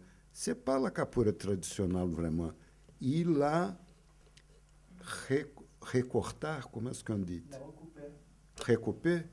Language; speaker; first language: French; non-native, fluent; Portuguese